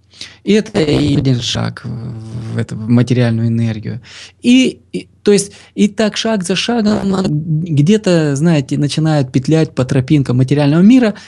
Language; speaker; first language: Russian; native; Russian